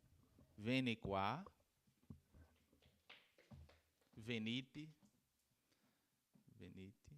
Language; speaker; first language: Italian; non-native, learner; Portuguese